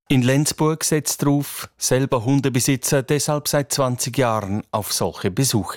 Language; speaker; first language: German; native; German